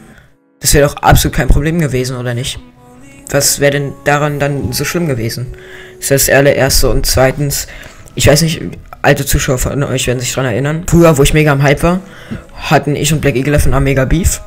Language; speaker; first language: German; native; German